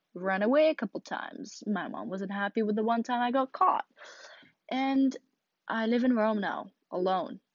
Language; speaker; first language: English; non-native, fluent; Russian